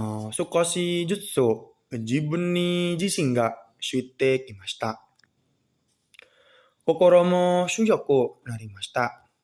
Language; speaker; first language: Japanese; non-native, learner; Indonesian